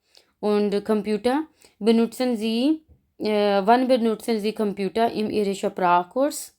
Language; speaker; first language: German; non-native, learner; Urdu